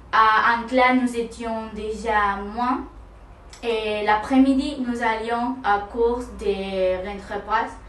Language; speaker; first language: French; non-native, learner; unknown